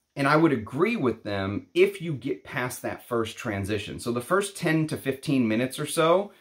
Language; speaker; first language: English; non-native, fluent; Arabic